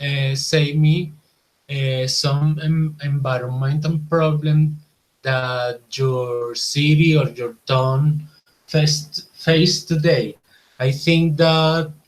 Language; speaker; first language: English; non-native, learner; Spanish